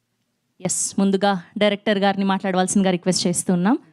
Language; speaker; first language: Telugu; native; Telugu